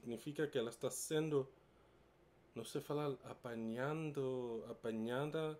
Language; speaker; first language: Portuguese; non-native, learner; English